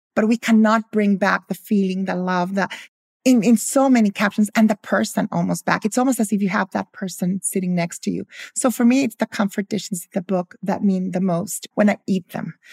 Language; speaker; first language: English; early bilingual, other home language; Spanish